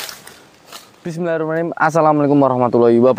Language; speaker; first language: Indonesian; native; Indonesian